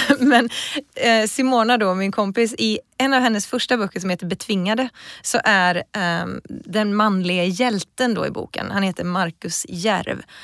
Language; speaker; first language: Swedish; native; Swedish